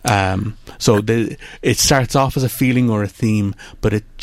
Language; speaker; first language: English; native; English